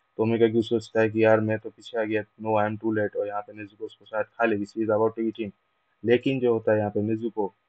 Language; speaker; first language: Hindi; non-native, local second language; Bangla